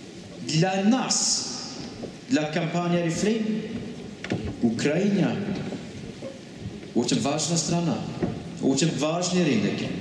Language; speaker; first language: Russian; non-native, fluent; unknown